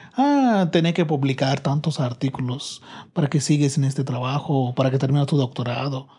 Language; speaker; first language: Spanish; non-native, fluent; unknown